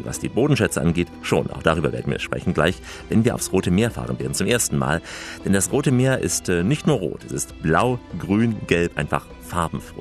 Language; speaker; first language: German; native; German